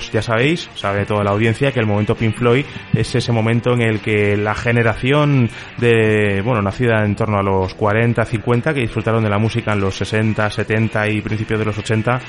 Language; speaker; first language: Spanish; native; Spanish